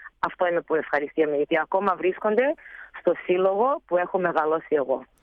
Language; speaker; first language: Greek; early bilingual, heritage; Greek